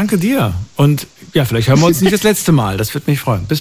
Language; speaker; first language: German; native; German